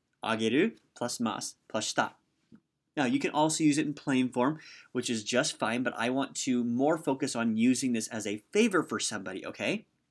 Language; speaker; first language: English; native; English